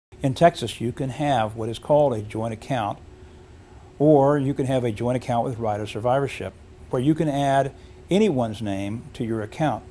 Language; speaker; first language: English; native; English